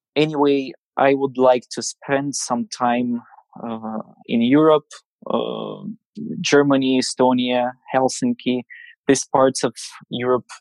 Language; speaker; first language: English; non-native, fluent; Russian